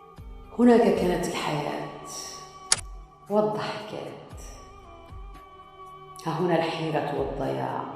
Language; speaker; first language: Arabic; non-native, local second language; Kurdish